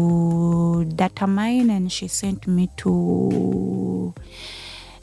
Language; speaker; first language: English; non-native, local second language; Ganda